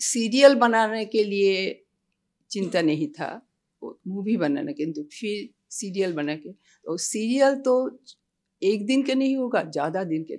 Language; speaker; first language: Hindi; non-native, local second language; Bangla